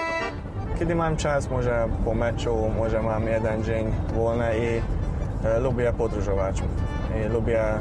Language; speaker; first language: Polish; non-native, learner; Hungarian